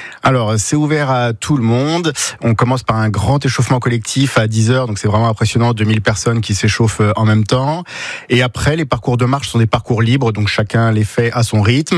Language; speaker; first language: French; native; French